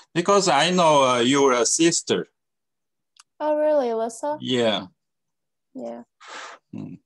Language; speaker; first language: English; non-native, fluent; Korean